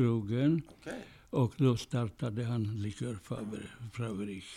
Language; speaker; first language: Swedish; non-native, fluent; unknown